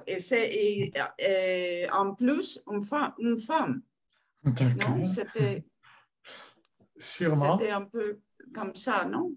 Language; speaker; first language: French; non-native, fluent; Spanish